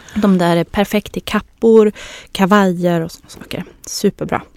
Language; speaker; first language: Swedish; native; Swedish